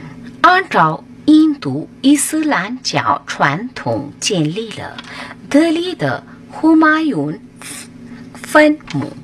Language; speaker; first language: Chinese; non-native, fluent; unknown